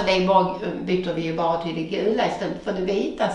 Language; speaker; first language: Swedish; native; Swedish